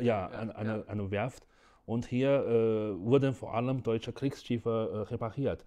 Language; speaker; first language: German; non-native, fluent; Chinese